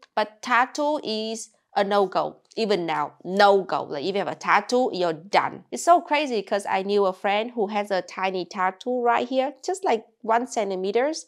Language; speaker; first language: English; non-native, fluent; Vietnamese